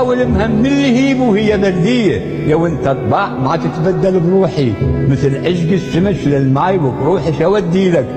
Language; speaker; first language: Arabic; native; Arabic